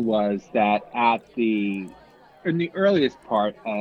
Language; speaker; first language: English; native; English